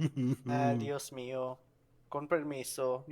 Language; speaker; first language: Spanish; non-native, learner; English